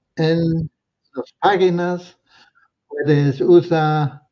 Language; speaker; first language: Spanish; non-native, learner; English